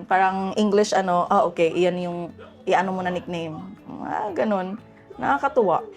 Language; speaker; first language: Filipino; native; Filipino